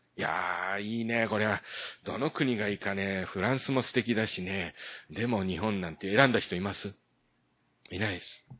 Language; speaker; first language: Japanese; early bilingual, other home language; Korean